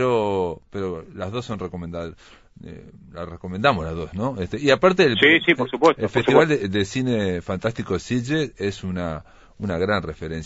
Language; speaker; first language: Spanish; native; Spanish